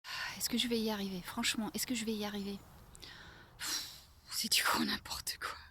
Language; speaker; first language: French; non-native, fluent; English